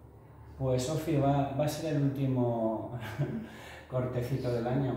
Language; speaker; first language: Spanish; native; Spanish